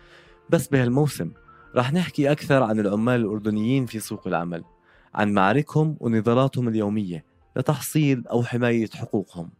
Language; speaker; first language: Arabic; native; Arabic